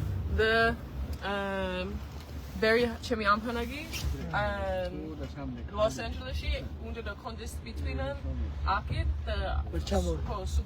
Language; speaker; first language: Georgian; early bilingual, heritage; Georgian